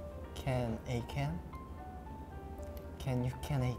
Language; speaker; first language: English; non-native, learner; Korean